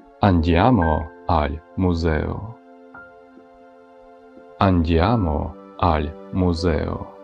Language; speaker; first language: Italian; non-native, fluent; Ukrainian